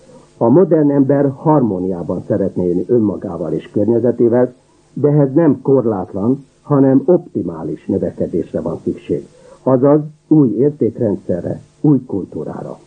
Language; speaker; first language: Hungarian; native; Hungarian